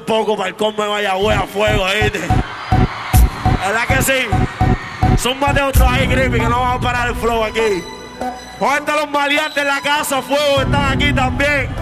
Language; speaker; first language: Spanish; native; Spanish